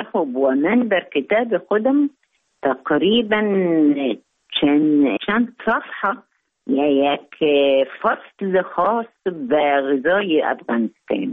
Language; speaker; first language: Persian; non-native, fluent; Arabic